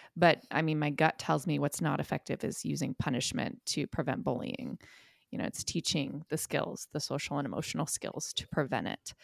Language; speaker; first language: English; native; English